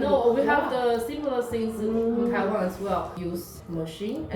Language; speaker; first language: English; non-native, fluent; Chinese